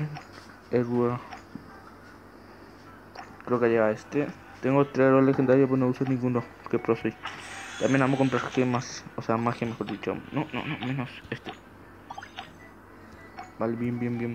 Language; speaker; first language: Spanish; native; Spanish